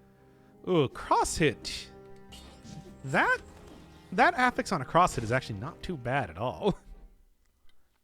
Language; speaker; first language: English; native; English